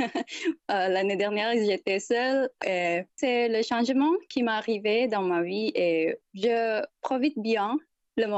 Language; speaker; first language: French; non-native, fluent; Indonesian